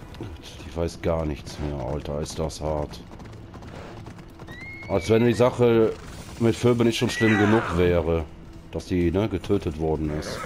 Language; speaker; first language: German; native; German